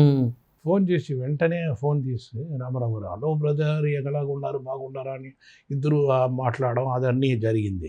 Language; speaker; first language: Telugu; non-native, local second language; Tamil